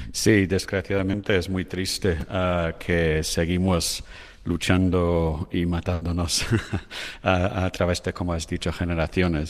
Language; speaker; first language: Spanish; non-native, fluent; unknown